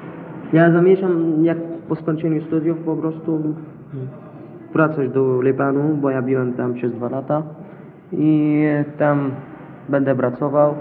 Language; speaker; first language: Polish; non-native, learner; Arabic